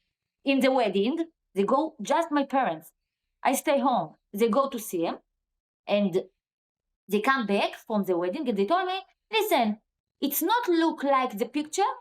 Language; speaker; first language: English; non-native, learner; Hebrew